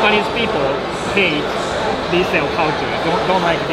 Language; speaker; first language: English; non-native, learner; Japanese